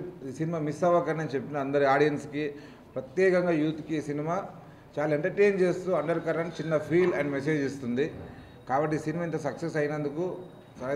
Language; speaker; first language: Telugu; native; Telugu